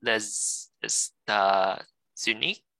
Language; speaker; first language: French; non-native, learner; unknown